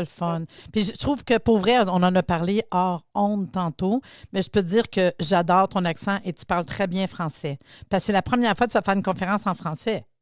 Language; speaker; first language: French; native; French